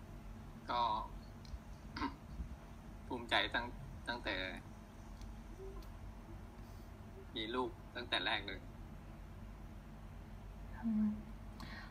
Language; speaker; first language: Thai; native; Thai